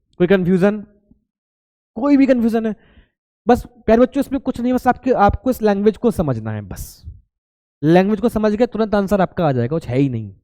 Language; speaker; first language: Hindi; native; Hindi